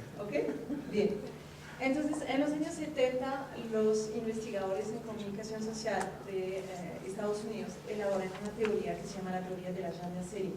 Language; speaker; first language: Spanish; non-native, fluent; French